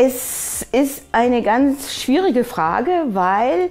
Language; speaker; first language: German; early bilingual, other home language; Japanese